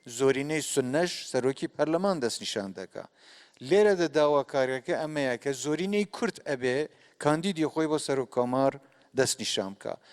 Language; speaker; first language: Central Kurdish; non-native, local second language; Kurdish